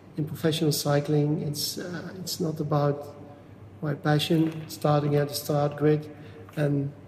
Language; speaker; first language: English; non-native, fluent; Dutch